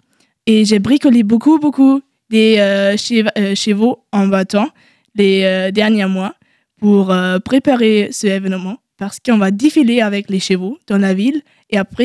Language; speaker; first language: French; non-native, learner; German